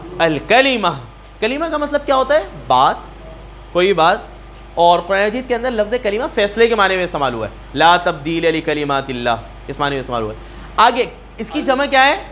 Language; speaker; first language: Urdu; native; Urdu